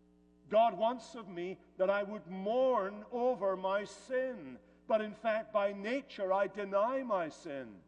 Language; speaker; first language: English; native; English